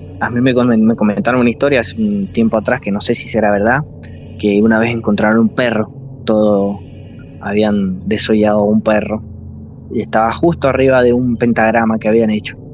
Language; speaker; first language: Spanish; native; Spanish